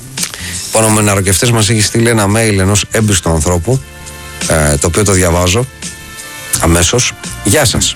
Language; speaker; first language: Greek; native; Greek